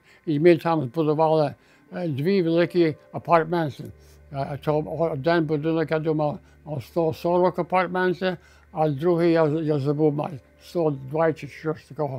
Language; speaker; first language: Ukrainian; early bilingual, heritage; Ukrainian